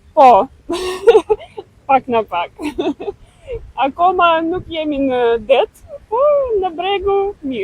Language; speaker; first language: Albanian; non-native, learner; Russian